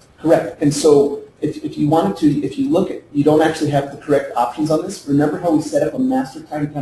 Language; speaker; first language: English; native; English